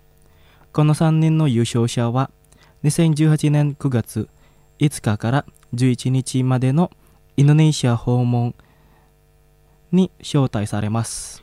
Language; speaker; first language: Japanese; non-native, fluent; Indonesian